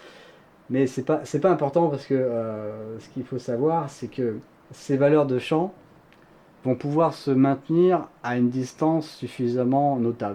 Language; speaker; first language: French; native; French